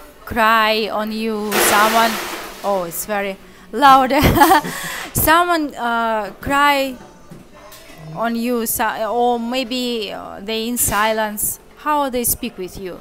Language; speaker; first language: English; non-native, learner; Russian